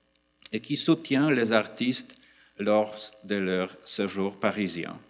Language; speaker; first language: French; non-native, fluent; Polish